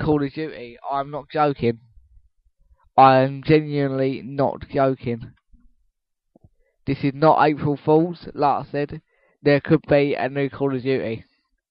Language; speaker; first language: English; native; English